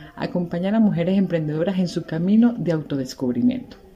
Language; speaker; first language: Spanish; native; Spanish